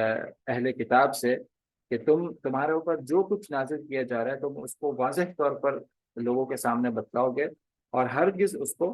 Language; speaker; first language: Urdu; native; Urdu